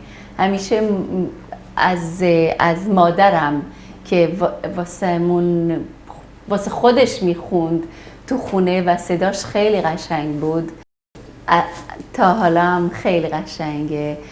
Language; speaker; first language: Persian; early bilingual, heritage; Persian